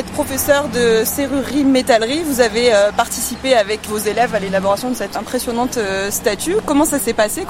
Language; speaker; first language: French; native; French